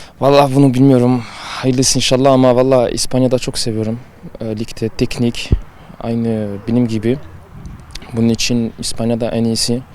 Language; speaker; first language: Turkish; early bilingual, heritage; Turkish